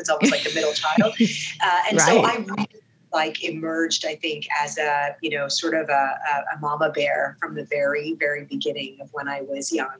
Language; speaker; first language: English; non-native, fluent; Arabic